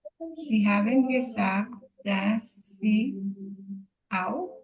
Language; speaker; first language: German; non-native, learner; Filipino